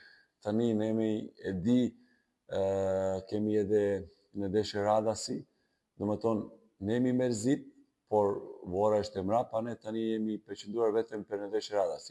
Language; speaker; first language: Albanian; non-native, fluent; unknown